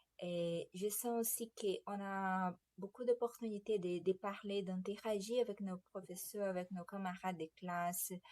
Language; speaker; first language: French; non-native, fluent; Portuguese